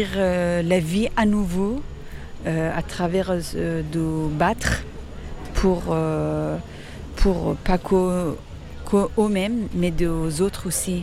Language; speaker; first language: French; non-native, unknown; Persian